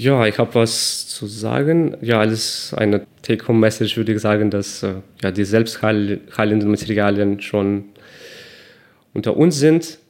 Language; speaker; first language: German; non-native, fluent; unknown